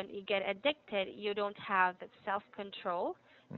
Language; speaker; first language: English; non-native, fluent; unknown